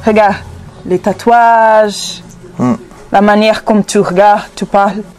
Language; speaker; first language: French; non-native, learner; Portuguese